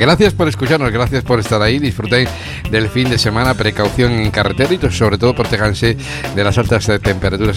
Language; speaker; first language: Spanish; native; Spanish